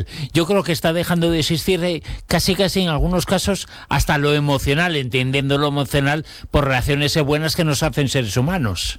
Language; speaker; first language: Spanish; native; Spanish